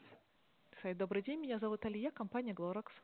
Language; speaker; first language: Russian; native; Russian